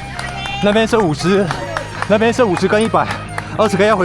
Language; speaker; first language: Chinese; native; Chinese